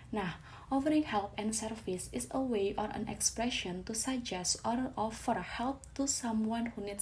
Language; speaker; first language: English; non-native, fluent; Indonesian